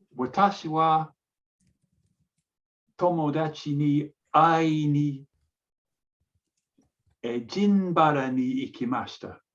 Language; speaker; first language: Japanese; non-native, learner; English